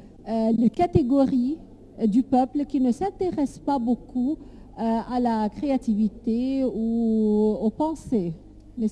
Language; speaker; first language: French; non-native, fluent; Arabic